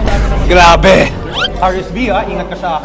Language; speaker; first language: Filipino; native; Filipino